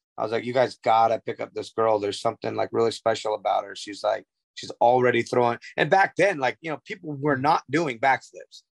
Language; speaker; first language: English; native; English